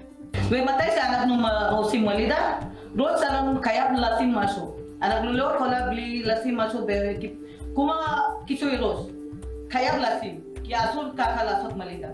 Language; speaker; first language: Hebrew; non-native, learner; Marathi